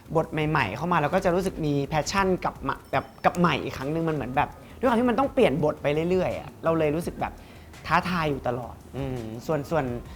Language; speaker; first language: Thai; native; Thai